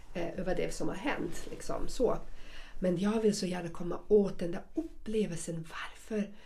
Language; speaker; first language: Swedish; non-native, fluent; German